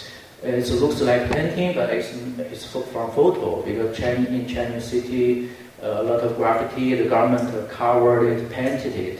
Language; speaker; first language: English; non-native, fluent; Chinese